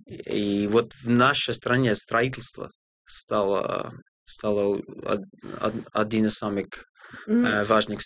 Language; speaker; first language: Russian; non-native, fluent; English